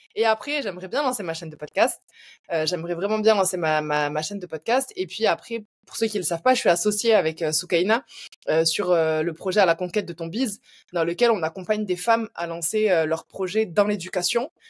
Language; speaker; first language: French; native; French